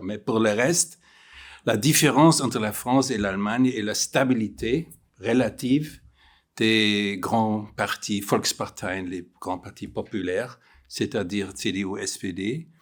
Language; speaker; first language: French; non-native, fluent; German